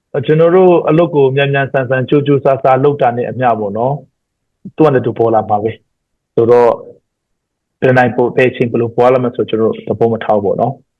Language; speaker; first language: Burmese; non-native, local second language; Hakha Chin